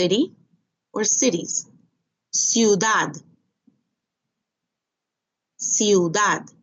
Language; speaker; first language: Spanish; non-native, fluent; English